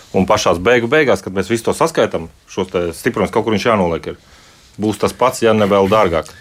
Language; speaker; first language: Latvian; native; Latvian